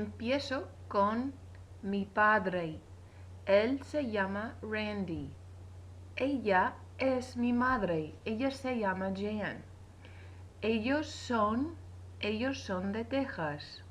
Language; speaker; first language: Spanish; non-native, fluent; English